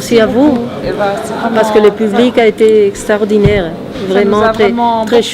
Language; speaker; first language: French; non-native, fluent; Spanish